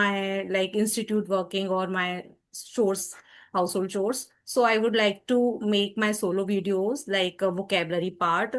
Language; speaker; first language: English; non-native, learner; Hindi